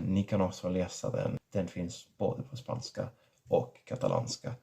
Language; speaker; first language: Swedish; non-native, fluent; Catalan